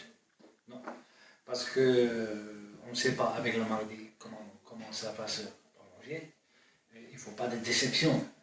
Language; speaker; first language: French; non-native, fluent; Dutch